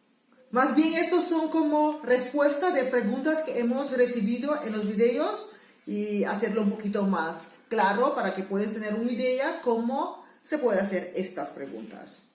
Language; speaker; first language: Spanish; non-native, fluent; Papiamento